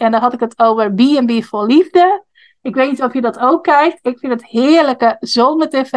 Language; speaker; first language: Dutch; native; Dutch